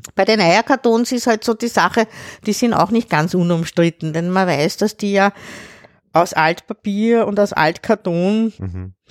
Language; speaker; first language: German; native; German